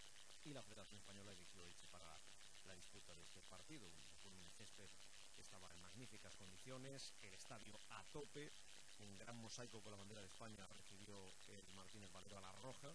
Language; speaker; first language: Spanish; native; Spanish